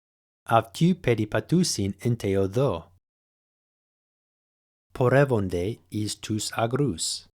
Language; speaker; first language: Greek; non-native, fluent; English